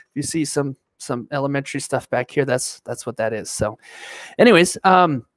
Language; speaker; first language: English; native; English